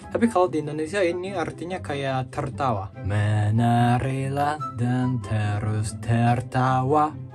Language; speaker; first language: Indonesian; non-native, fluent; Japanese